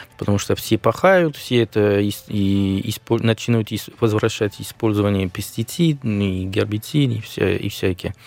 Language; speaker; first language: Russian; non-native, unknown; French